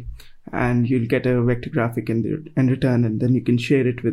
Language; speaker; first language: English; non-native, local second language; Hindi